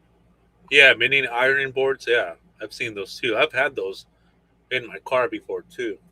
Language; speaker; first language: English; native; English